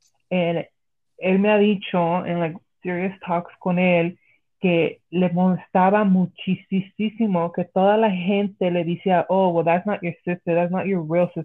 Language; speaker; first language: Spanish; early bilingual, heritage; Spanish